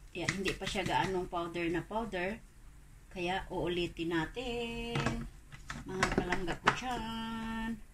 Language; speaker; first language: Filipino; non-native, local second language; Cebuano